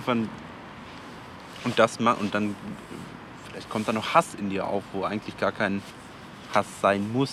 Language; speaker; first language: German; native; German